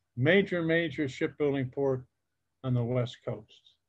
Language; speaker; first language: English; native; English